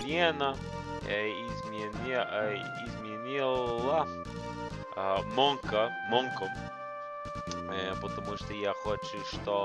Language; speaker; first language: Russian; non-native, learner; English